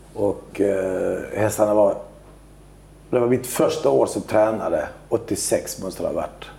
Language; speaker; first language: Swedish; early bilingual, other home language; Albanian